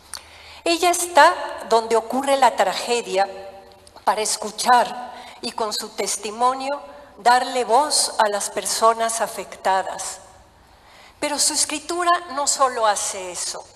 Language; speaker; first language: Spanish; native; Spanish